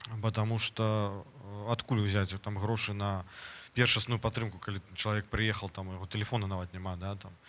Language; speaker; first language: Belarusian; non-native, local second language; Russian